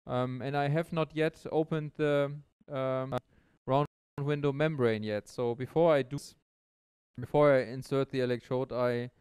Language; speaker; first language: English; non-native, fluent; German